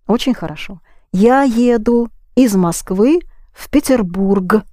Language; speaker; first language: Russian; native; Russian